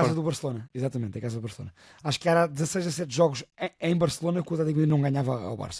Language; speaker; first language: Portuguese; native; Portuguese